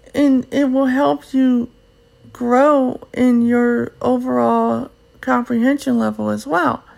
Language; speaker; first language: English; native; English